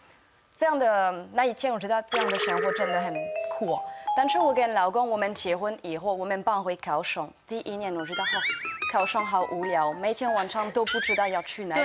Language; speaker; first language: Chinese; non-native, fluent; French